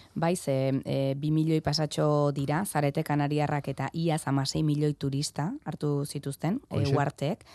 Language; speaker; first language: Basque; native; Basque